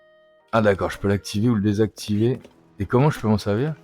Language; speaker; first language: French; native; French